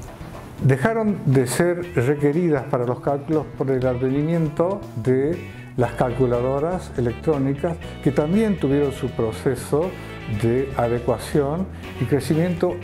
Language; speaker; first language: Spanish; native; Spanish